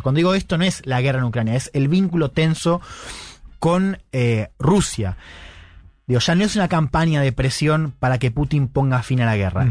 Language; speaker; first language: Spanish; native; Spanish